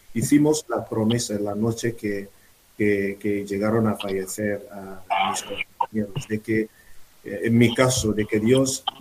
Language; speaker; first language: Spanish; non-native, fluent; Igbo